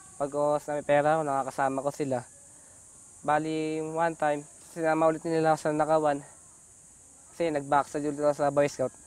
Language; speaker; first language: Filipino; native; Filipino